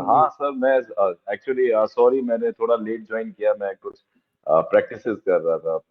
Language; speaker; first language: Hindi; native; Hindi